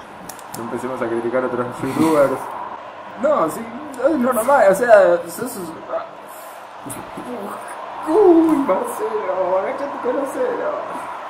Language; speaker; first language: Spanish; native; Spanish